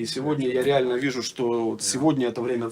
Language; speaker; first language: Russian; native; Russian